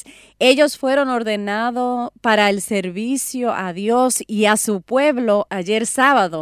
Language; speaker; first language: Spanish; native; Spanish